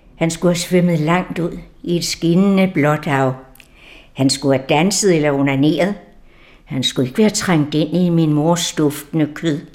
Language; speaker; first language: Danish; native; Danish